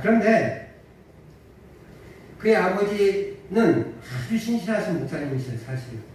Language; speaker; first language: Korean; native; Korean